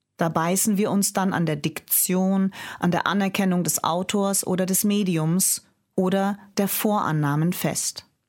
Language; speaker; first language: German; native; German